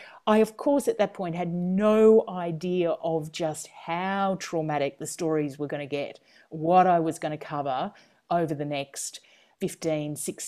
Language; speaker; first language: English; native; English